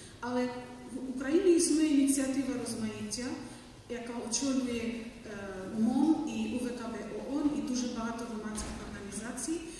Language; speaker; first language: Ukrainian; non-native, fluent; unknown